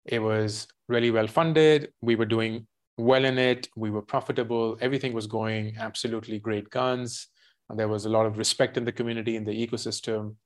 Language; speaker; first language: English; non-native, local second language; Hindi